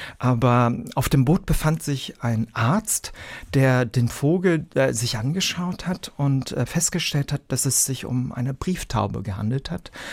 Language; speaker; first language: German; early bilingual, other home language; Vietnamese